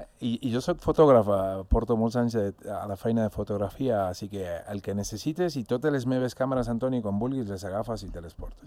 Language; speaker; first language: Catalan; non-native, fluent; Spanish